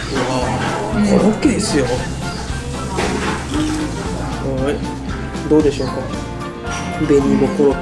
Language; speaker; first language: Japanese; native; Japanese